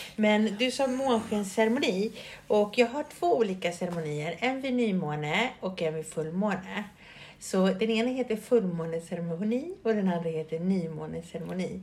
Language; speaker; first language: Swedish; early bilingual, other home language; Spanish